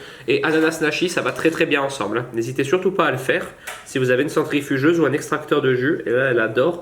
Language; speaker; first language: French; native; French